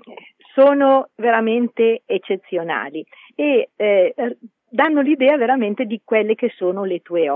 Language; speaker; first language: Italian; native; Italian